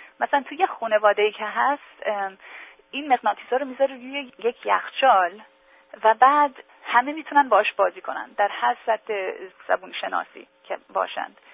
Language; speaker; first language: Persian; early bilingual, heritage; English